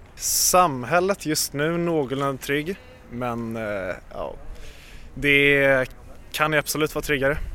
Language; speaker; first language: Swedish; native; Swedish